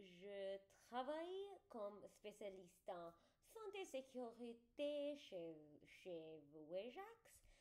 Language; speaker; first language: French; non-native, learner; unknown